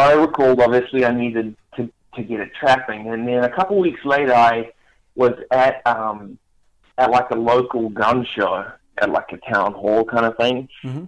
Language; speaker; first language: English; native; English